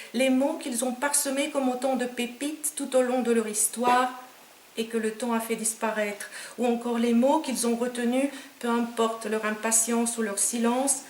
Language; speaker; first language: French; non-native, fluent; Romanian